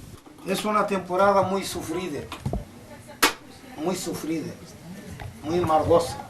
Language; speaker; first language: Spanish; non-native, fluent; Arabic